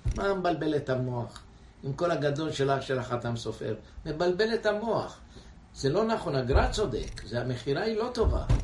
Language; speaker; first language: Hebrew; non-native, fluent; English